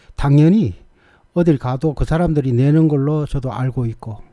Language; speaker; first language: Korean; native; Korean